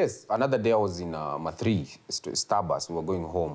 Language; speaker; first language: English; non-native, local second language; Swahili